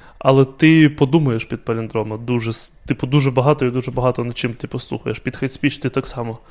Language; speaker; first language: Ukrainian; non-native, local second language; Russian